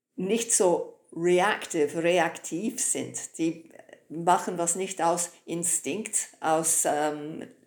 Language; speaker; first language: German; non-native, fluent; English